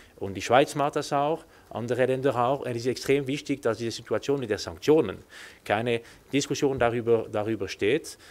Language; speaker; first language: German; non-native, local second language; French